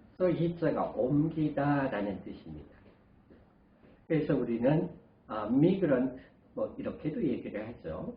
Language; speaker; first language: Korean; native; Korean